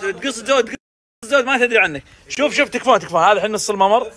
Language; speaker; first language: Arabic; native; Arabic